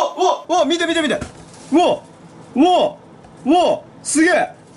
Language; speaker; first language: Japanese; native; Japanese